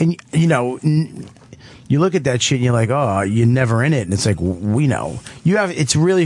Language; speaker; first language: English; native; English